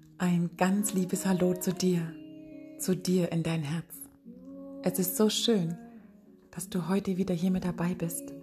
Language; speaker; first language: German; native; German